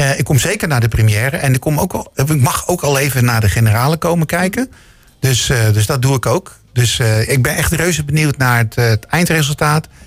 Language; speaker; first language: Dutch; native; Dutch